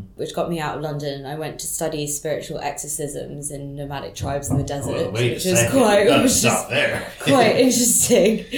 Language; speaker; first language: English; non-native, local second language; French